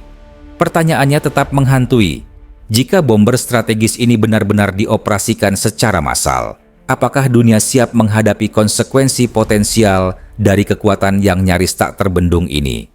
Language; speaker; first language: Indonesian; native; Indonesian